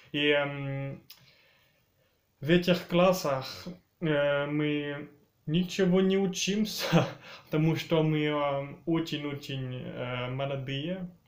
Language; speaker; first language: Russian; early bilingual, heritage; French